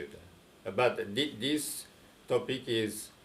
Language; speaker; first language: English; non-native, fluent; Japanese